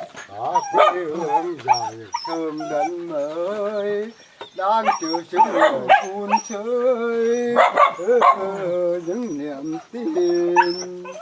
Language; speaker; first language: Vietnamese; native; Vietnamese